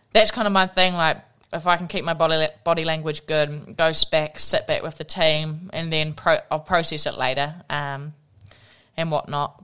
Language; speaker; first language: English; native; English